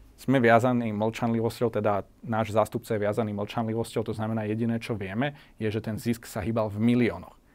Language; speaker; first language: Slovak; native; Slovak